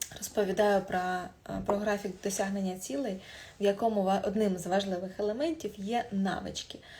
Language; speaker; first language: Ukrainian; non-native, local second language; Russian